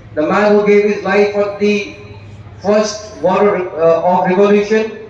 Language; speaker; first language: English; non-native, local second language; Hindi